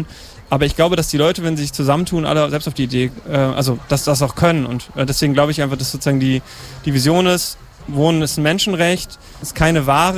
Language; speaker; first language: German; native; German